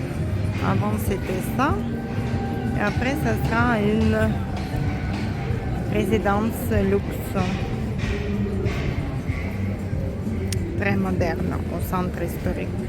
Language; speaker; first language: French; non-native, learner; Russian